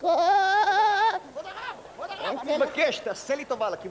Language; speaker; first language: Hebrew; native; Hebrew